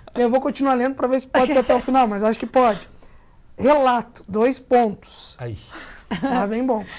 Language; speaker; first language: Portuguese; native; Portuguese